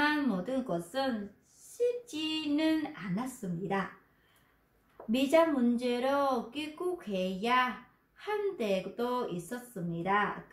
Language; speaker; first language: Korean; non-native, fluent; Vietnamese